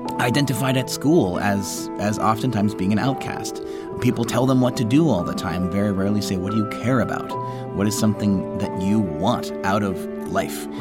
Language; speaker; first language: English; native; English